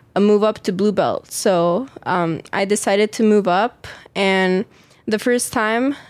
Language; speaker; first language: English; native; English